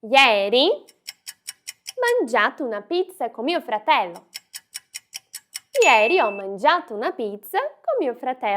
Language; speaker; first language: Italian; non-native, fluent; Portuguese